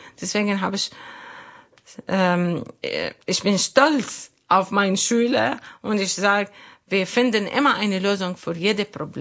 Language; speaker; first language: German; non-native, learner; Arabic